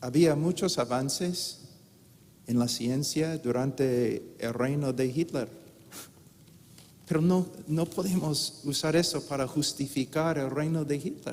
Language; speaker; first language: Spanish; non-native, fluent; English